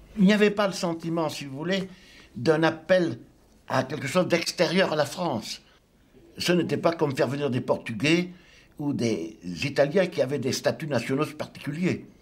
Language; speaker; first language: French; native; French